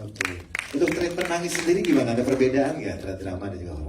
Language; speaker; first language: Indonesian; native; Indonesian